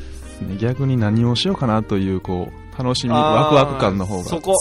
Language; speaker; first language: Japanese; native; Japanese